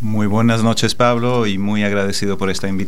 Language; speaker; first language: Spanish; non-native, fluent; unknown